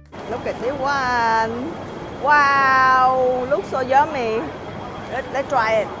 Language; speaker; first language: English; non-native, learner; Vietnamese